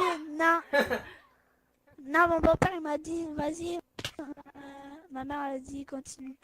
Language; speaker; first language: French; native; French